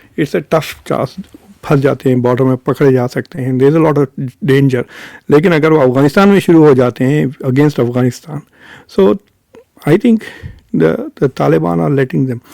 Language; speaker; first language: Urdu; native; Urdu